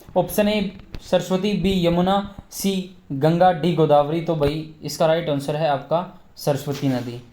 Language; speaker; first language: Hindi; native; Hindi